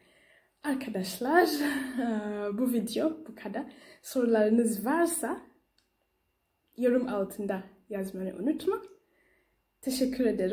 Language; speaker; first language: Turkish; non-native, learner; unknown